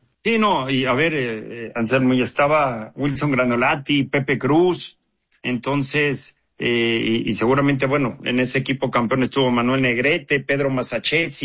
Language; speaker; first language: Spanish; native; Spanish